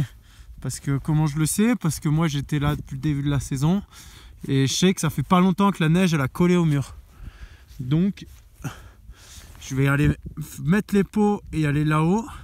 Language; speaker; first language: French; native; French